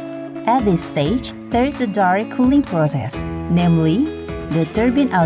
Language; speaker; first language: English; non-native, fluent; Indonesian